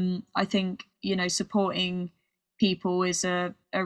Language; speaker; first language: English; native; English